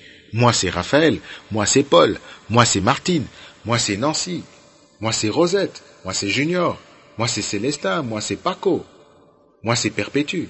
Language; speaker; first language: French; non-native, local second language; Lingala